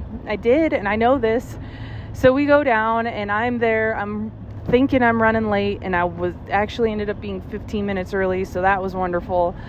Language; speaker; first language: English; native; English